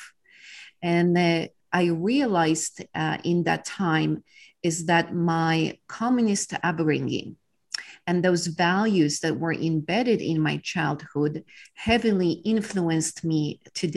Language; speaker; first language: English; non-native, fluent; Polish